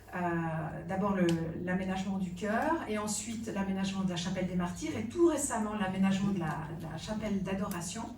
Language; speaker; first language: French; native; French